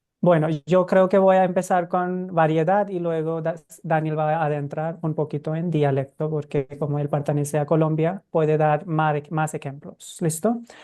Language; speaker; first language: Spanish; non-native, fluent; Hindi